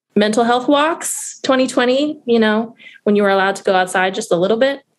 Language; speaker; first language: English; native; English